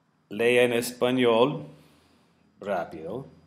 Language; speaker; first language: Spanish; non-native, fluent; English